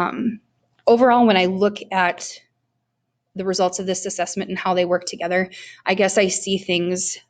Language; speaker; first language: English; native; English